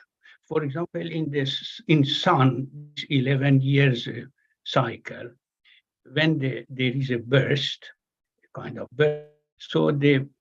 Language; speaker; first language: English; non-native, fluent; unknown